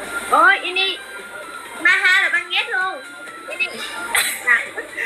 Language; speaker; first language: Indonesian; non-native, learner; Vietnamese